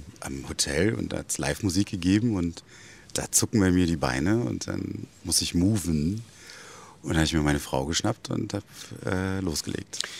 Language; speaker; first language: German; native; German